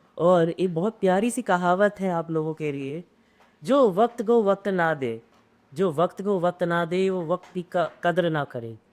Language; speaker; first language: Hindi; native; Hindi